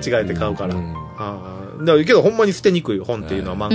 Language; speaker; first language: Japanese; native; Japanese